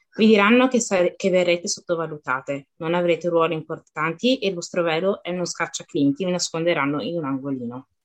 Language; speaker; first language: Italian; early bilingual, other home language; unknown